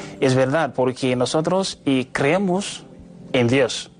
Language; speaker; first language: Spanish; non-native, learner; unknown